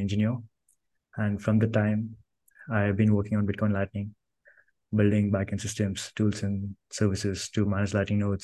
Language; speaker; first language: English; non-native, local second language; Kannada